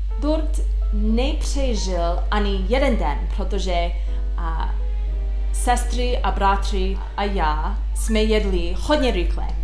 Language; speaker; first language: Czech; non-native, learner; English